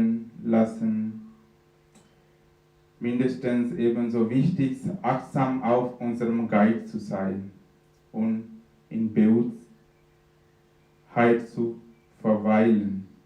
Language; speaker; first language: German; non-native, fluent; Sinhala